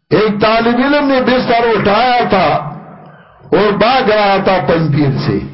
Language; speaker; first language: Urdu; non-native, local second language; Pashto